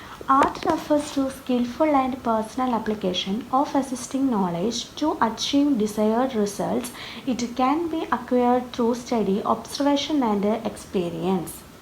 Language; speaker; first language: English; non-native, local second language; Malayalam